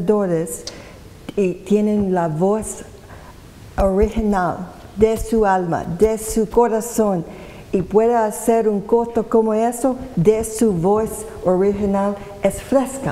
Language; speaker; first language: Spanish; non-native, learner; English